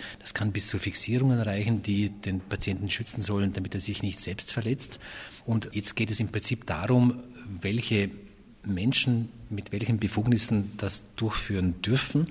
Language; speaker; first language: German; native; German